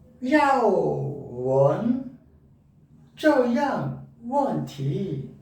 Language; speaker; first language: Chinese; non-native, learner; Korean